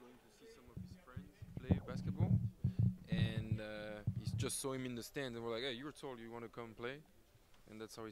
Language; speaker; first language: English; non-native, fluent; French